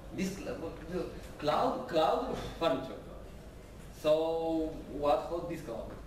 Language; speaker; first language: English; non-native, learner; Polish